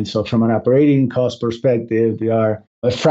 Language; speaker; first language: English; non-native, fluent; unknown